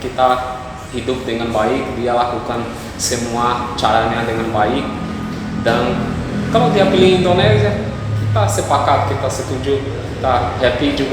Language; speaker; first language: Indonesian; non-native, fluent; Portuguese